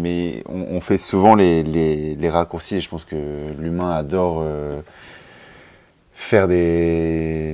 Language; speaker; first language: French; native; French